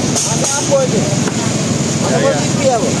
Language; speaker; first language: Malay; non-native, learner; Turkish